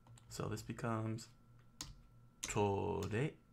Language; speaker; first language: English; native; English